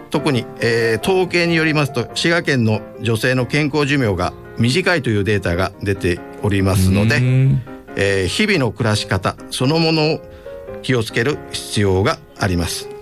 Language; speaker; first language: Japanese; native; Japanese